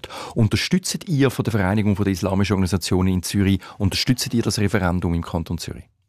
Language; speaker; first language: German; native; German